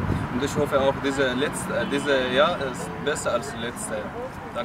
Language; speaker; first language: German; non-native, learner; Arabic